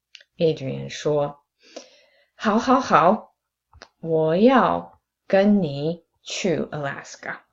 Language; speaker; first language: Chinese; non-native, fluent; English